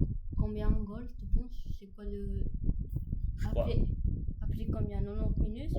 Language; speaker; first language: French; non-native, learner; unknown